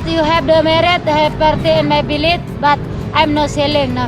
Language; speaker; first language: English; non-native, learner; Sasak